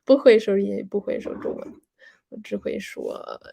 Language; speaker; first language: Chinese; non-native, learner; Swedish